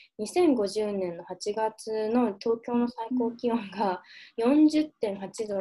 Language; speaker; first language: Japanese; early bilingual, heritage; Japanese